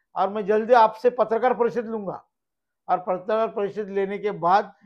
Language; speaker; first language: Hindi; non-native, local second language; Marathi